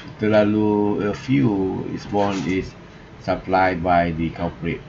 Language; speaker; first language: English; non-native, local second language; Malay